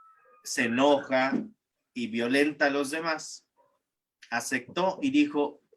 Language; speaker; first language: Spanish; native; Spanish